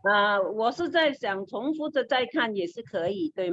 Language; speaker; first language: Chinese; non-native, local second language; Cantonese